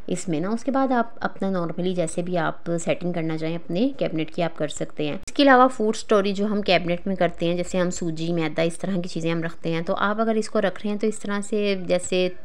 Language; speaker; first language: Urdu; native; Urdu